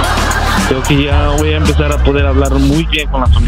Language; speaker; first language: Spanish; non-native, learner; English